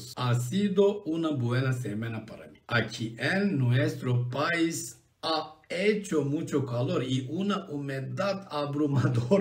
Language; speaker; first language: Spanish; non-native, learner; Turkish